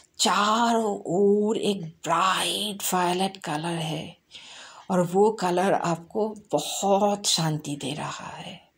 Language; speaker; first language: Hindi; non-native, local second language; Bangla